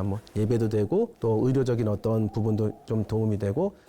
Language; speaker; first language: Korean; native; Korean